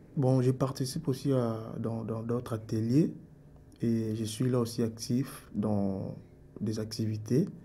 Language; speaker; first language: French; non-native, local second language; Lingala